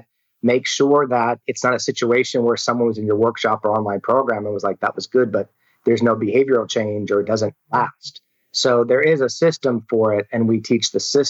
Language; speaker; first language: English; native; English